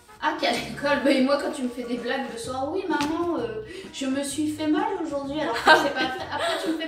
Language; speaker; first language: French; native; French